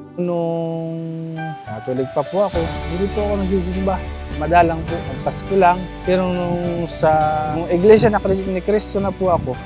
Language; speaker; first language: Filipino; native; Filipino